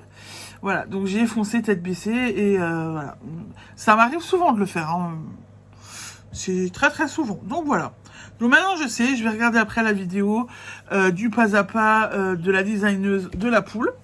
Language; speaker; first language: French; native; French